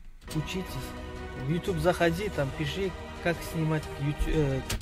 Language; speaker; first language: Russian; non-native, local second language; Turkmen